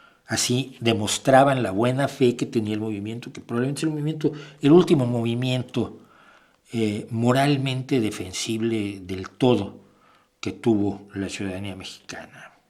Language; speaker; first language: Spanish; native; Spanish